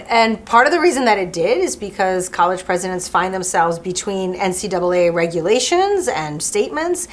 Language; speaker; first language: English; early bilingual, other home language; French